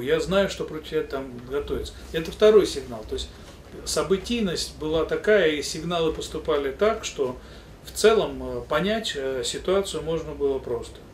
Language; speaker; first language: Russian; native; Russian